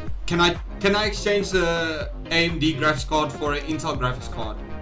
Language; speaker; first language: English; non-native, local second language; Afrikaans